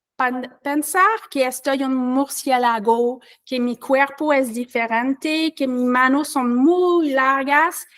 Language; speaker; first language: Spanish; non-native, learner; French